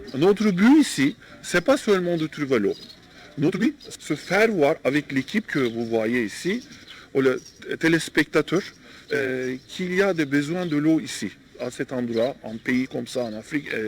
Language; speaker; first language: French; non-native, learner; Turkish